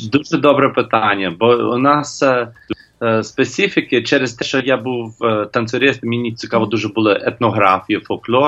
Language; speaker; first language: Ukrainian; non-native, learner; English